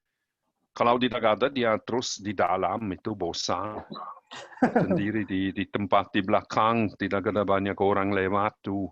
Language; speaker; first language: Indonesian; non-native, learner; German